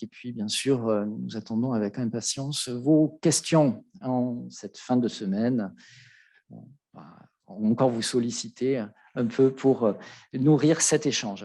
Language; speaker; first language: French; native; French